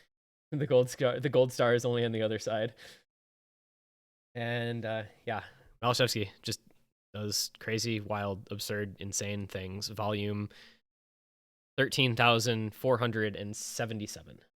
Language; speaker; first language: English; native; English